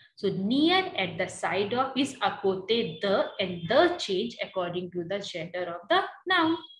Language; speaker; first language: English; non-native, local second language; Hindi